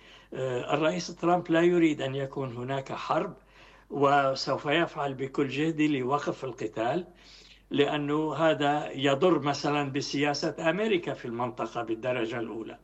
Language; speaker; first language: Arabic; native; Arabic